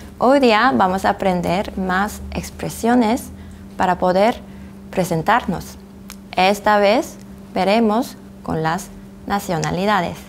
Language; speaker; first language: Spanish; non-native, fluent; Korean